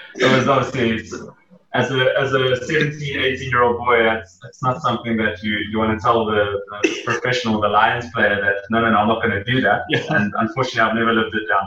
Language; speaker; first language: English; native; English